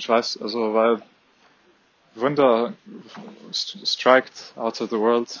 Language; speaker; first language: German; non-native, fluent; Arabic